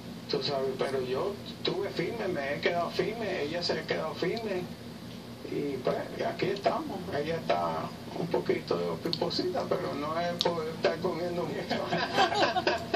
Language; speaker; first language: Spanish; early bilingual, heritage; Spanish